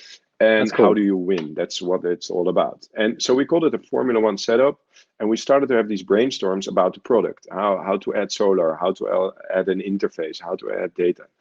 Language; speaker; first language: English; non-native, fluent; Dutch